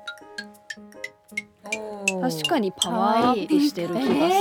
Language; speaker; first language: Japanese; native; Japanese